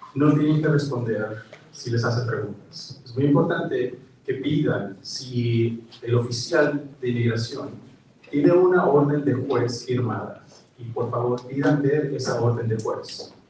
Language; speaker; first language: Spanish; early bilingual, heritage; Spanish